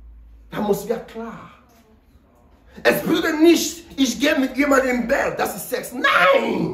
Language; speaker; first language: German; non-native, learner; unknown